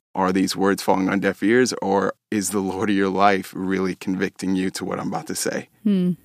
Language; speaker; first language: English; native; English